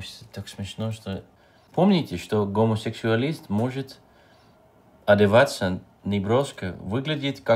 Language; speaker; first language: Russian; non-native, fluent; Dutch